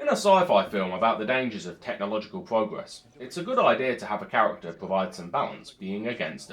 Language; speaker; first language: English; native; English